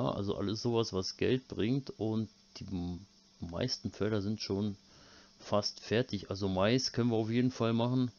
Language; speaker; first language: German; native; German